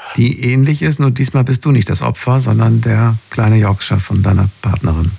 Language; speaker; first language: German; native; German